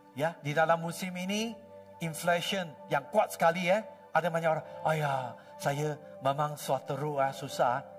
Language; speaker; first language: Malay; non-native, local second language; Chinese